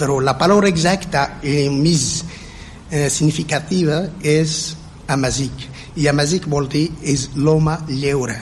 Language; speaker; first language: Catalan; non-native, fluent; Berber languages